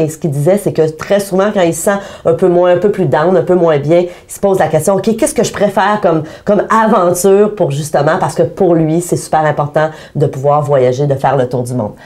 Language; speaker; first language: French; native; French